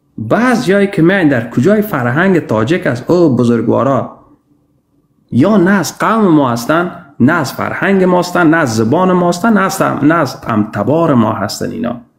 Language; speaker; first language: Persian; native; Persian